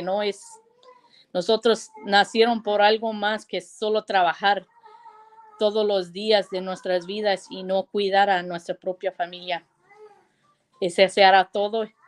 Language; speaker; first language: Spanish; early bilingual, heritage; Spanish